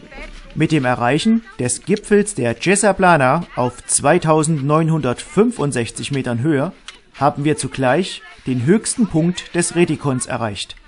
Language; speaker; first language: German; native; German